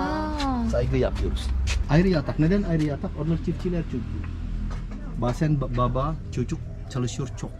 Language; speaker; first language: Turkish; non-native, learner; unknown